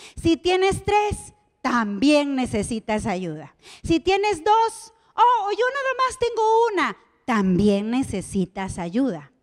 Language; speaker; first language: Spanish; native; Spanish